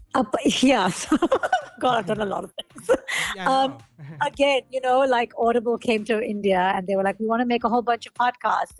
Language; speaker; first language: English; native; English